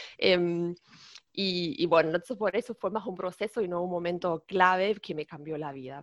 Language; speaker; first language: Spanish; non-native, fluent; German